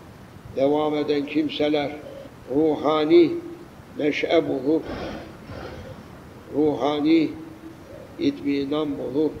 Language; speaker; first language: Turkish; native; Turkish